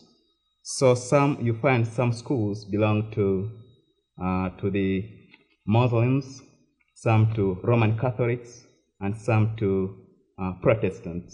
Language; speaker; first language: English; non-native, local second language; Ganda